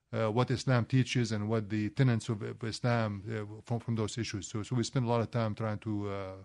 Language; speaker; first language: English; non-native, fluent; Arabic